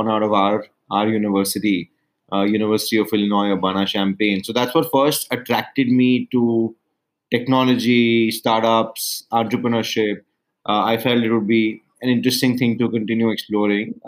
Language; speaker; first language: English; non-native, local second language; Hindi